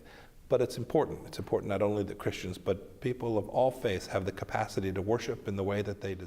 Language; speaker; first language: English; native; English